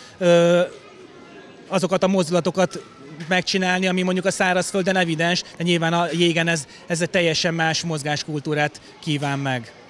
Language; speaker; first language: Hungarian; native; Hungarian